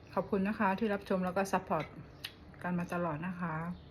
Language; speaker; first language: Thai; native; Thai